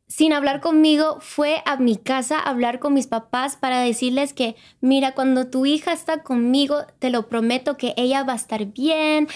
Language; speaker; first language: Spanish; early bilingual, other home language; English